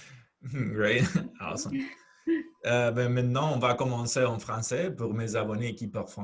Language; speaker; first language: French; non-native, fluent; Spanish